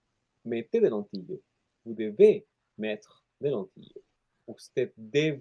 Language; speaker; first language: French; non-native, fluent; Spanish